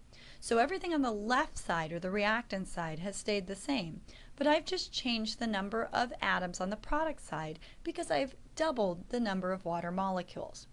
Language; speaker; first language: English; native; English